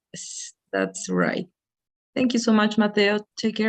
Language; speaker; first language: English; non-native, fluent; Spanish